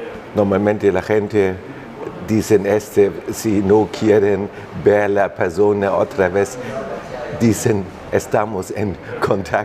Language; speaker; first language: Spanish; non-native, fluent; German